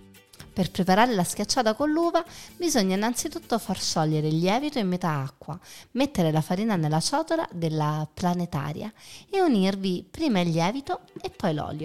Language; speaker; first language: Italian; native; Italian